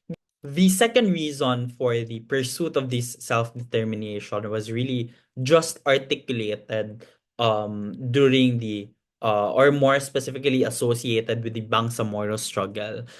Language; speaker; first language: English; non-native, local second language; Cebuano